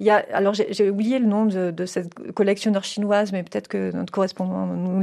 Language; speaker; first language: French; native; French